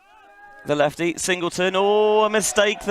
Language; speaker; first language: English; native; English